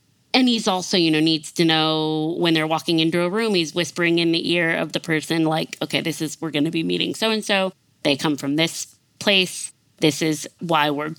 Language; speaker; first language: English; native; English